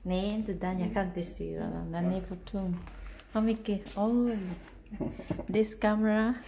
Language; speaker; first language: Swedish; non-native, learner; Filipino